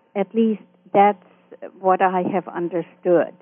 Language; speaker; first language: English; early bilingual, other home language; Hungarian